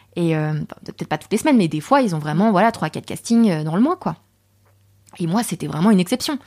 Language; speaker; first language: French; native; French